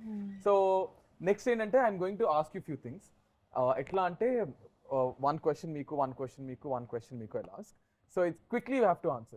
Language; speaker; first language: Telugu; native; Telugu